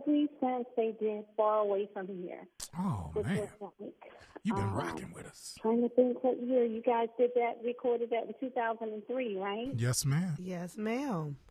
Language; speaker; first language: English; native; English